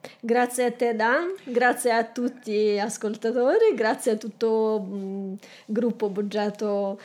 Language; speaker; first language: Italian; non-native, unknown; Russian